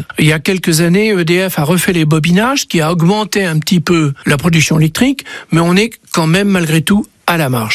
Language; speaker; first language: French; native; French